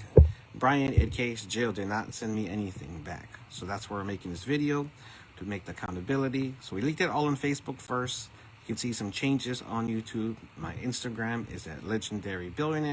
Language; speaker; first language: English; native; English